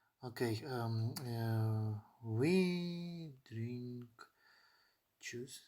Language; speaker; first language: English; non-native, learner; Ukrainian